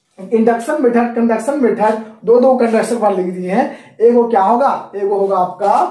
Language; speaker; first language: Hindi; native; Hindi